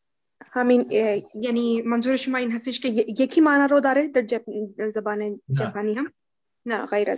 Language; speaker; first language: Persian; non-native, fluent; Urdu